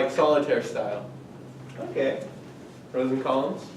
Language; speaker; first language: English; native; English